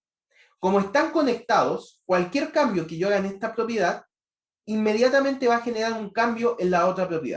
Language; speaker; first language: Spanish; native; Spanish